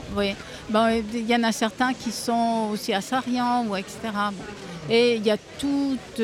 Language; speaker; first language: French; native; French